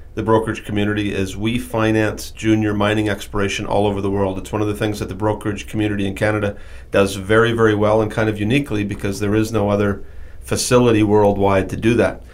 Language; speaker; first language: English; native; English